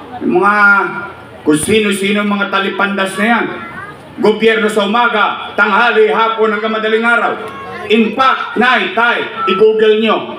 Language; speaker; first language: Filipino; native; Filipino